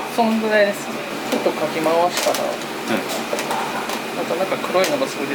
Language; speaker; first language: Japanese; native; Japanese